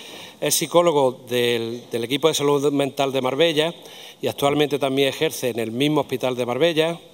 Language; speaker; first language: Spanish; native; Spanish